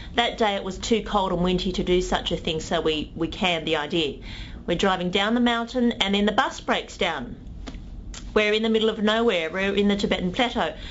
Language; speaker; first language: English; native; English